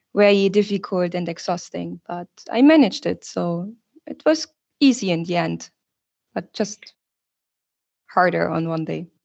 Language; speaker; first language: English; non-native, fluent; German